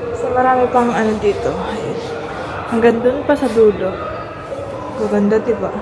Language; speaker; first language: Filipino; native; Filipino